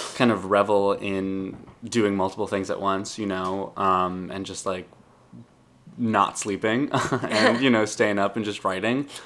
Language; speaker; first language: English; native; English